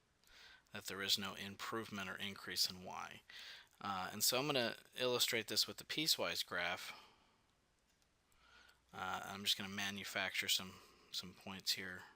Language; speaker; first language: English; native; English